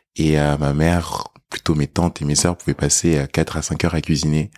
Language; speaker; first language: French; early bilingual, other home language; English